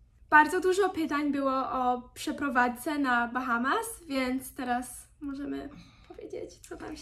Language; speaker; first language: Polish; early bilingual, heritage; Polish